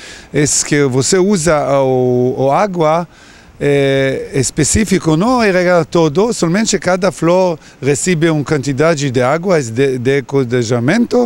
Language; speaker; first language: Portuguese; non-native, learner; Hebrew